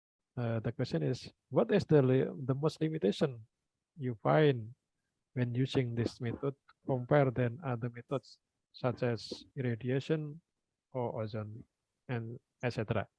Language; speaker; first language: English; non-native, fluent; Indonesian